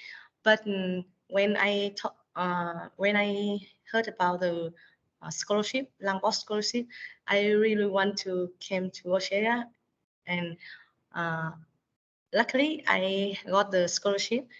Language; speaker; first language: English; non-native, learner; Vietnamese